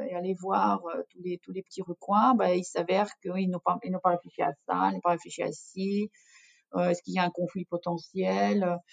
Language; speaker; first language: French; non-native, fluent; Russian